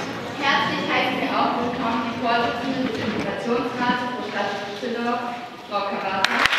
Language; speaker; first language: German; native; German